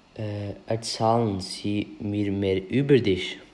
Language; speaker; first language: German; non-native, learner; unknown